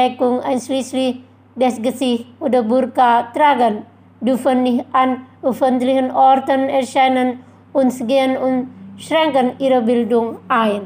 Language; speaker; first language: German; non-native, fluent; Indonesian